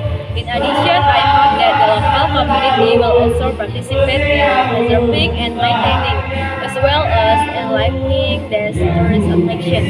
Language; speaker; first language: English; non-native, learner; Indonesian